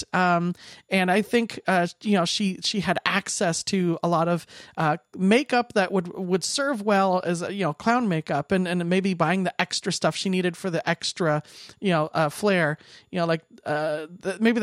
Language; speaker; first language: English; native; English